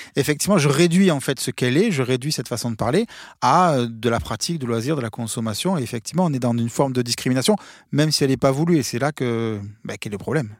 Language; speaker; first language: French; native; French